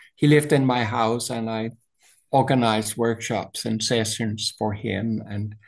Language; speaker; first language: English; non-native, fluent; Danish